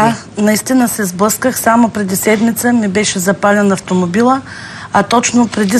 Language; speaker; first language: Bulgarian; native; Bulgarian